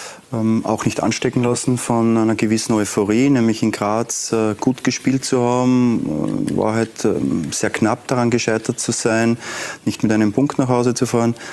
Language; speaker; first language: German; native; German